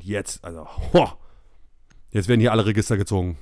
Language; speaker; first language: German; native; German